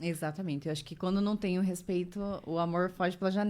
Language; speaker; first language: Portuguese; native; Portuguese